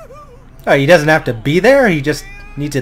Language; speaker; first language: English; native; English